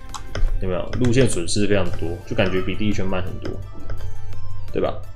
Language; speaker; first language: Chinese; native; Chinese